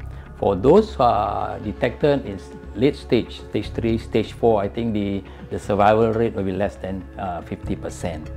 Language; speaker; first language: English; non-native, local second language; Malay